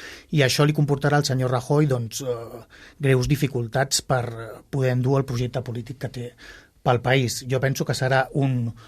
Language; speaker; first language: Catalan; native; Catalan